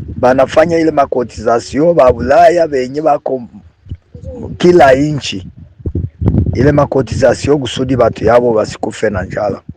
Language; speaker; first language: Swahili; native; Swahili